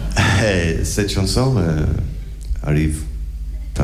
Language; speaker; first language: French; non-native, learner; English